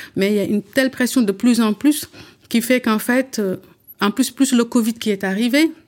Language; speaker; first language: French; early bilingual, other home language; Wolof